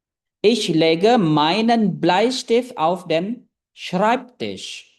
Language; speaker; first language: German; non-native, fluent; Indonesian